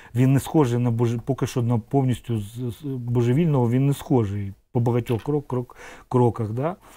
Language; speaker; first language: Ukrainian; non-native, local second language; Russian